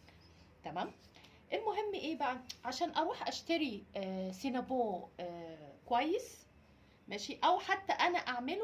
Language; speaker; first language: Arabic; native; Arabic